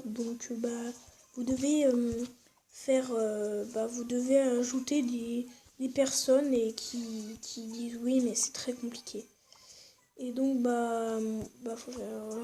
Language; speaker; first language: French; native; French